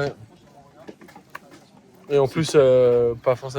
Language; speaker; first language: French; native; French